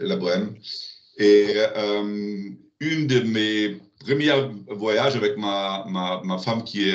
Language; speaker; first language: French; non-native, learner; German